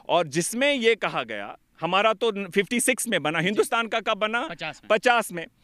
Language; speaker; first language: Hindi; non-native, local second language; Kashmiri